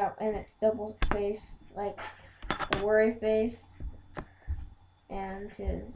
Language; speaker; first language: English; native; English